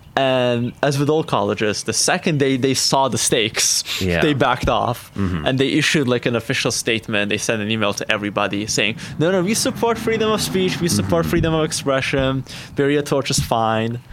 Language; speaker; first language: English; non-native, fluent; Azerbaijani